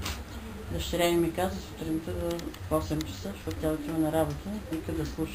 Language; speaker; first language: Bulgarian; native; Bulgarian